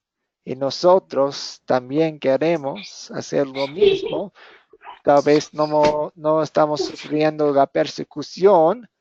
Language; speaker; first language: Spanish; non-native, fluent; English